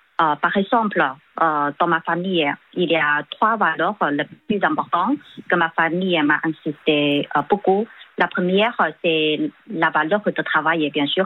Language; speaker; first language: French; non-native, fluent; Chinese